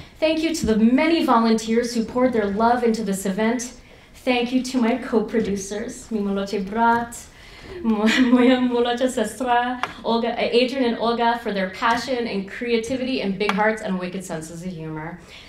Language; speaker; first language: English; native; English